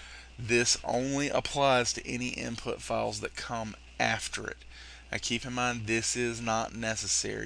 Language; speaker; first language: English; native; English